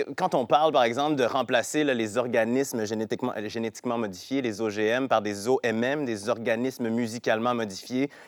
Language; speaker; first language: French; native; French